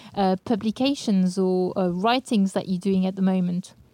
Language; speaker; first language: English; non-native, fluent; French